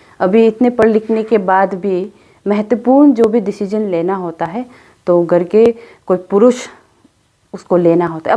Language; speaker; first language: Hindi; non-native, local second language; Adi